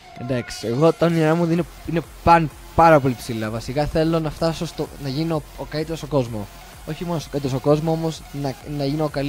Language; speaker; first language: Greek; early bilingual, heritage; English